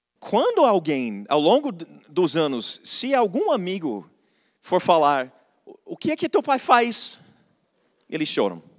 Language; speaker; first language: Portuguese; non-native, fluent; English